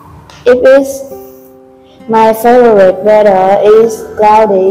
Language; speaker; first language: English; non-native, learner; Vietnamese